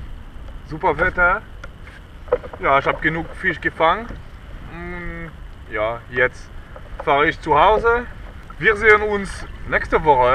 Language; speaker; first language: German; non-native, learner; French